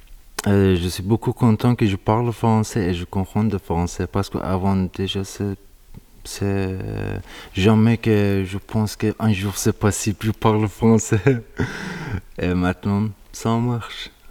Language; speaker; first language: French; non-native, learner; Persian